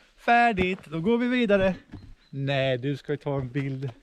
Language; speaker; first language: Swedish; native; Swedish